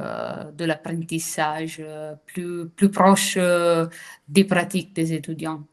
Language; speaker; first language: French; non-native, fluent; Italian